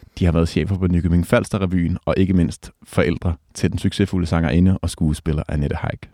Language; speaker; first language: Danish; native; Danish